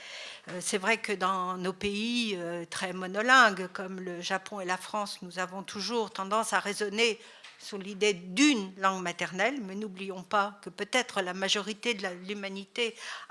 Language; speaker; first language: French; native; French